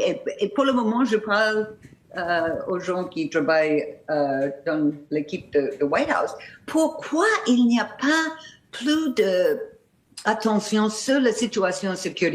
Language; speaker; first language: French; non-native, fluent; English